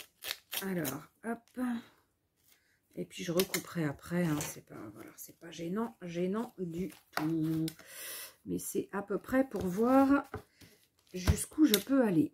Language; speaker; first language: French; native; French